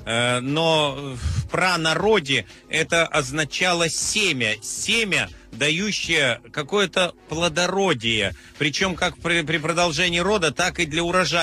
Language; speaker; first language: Russian; native; Russian